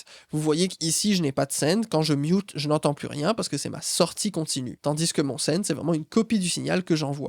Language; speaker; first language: French; native; French